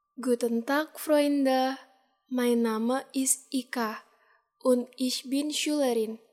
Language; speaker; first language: German; non-native, learner; Indonesian